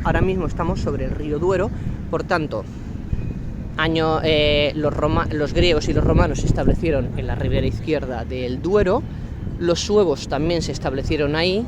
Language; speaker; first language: Spanish; native; Spanish